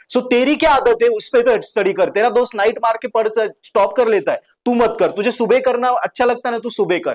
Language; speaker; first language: Hindi; non-native, local second language; Marathi